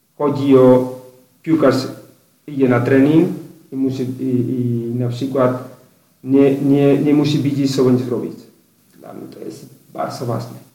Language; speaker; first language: Polish; non-native, learner; Spanish